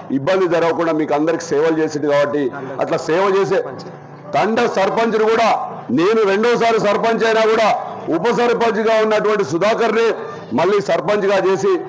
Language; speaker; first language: Telugu; native; Telugu